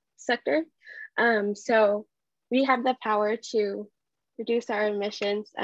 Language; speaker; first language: English; early bilingual, other home language; Spanish